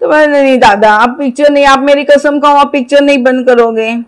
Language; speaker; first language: Hindi; non-native, local second language; Marathi